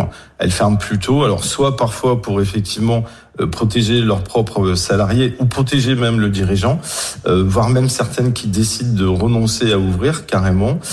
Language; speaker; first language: French; native; French